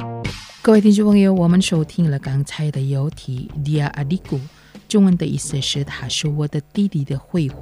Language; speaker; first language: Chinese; non-native, fluent; Indonesian